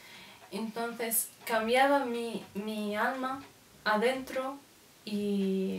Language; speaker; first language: Spanish; non-native, learner; Arabic